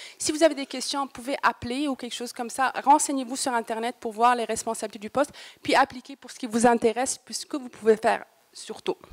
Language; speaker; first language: French; native; French